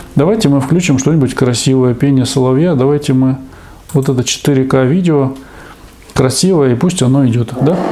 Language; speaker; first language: Russian; native; Russian